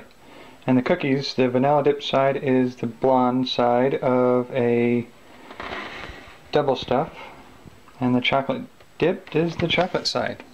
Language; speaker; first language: English; native; English